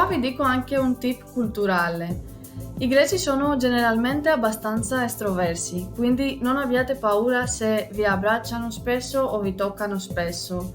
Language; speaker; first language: Italian; native; Italian